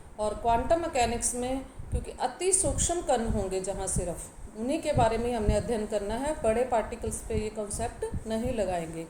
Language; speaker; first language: Hindi; native; Hindi